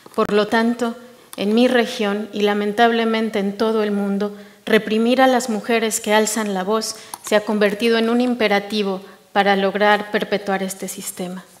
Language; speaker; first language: Spanish; native; Spanish